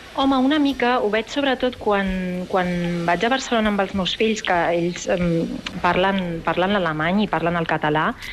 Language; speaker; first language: Catalan; native; Catalan